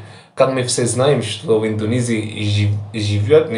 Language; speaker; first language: Russian; non-native, learner; Javanese